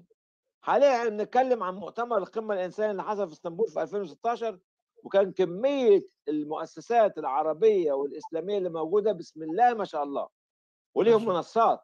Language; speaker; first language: Arabic; native; Arabic